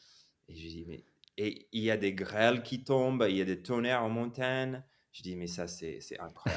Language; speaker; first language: French; non-native, fluent; English